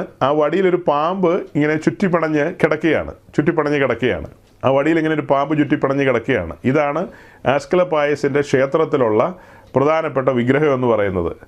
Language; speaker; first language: Malayalam; native; Malayalam